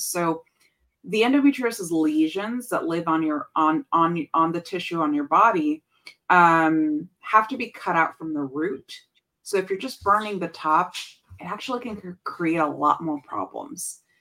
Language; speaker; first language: English; early bilingual, other home language; Spanish